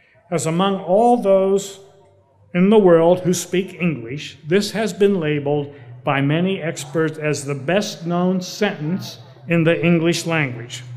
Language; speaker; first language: English; native; English